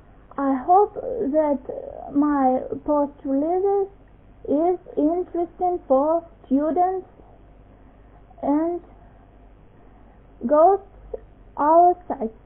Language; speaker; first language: English; non-native, learner; Russian